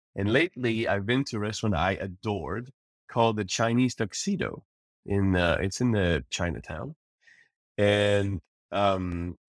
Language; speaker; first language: English; native; English